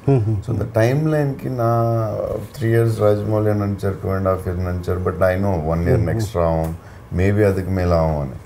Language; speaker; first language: Tamil; non-native, learner; Telugu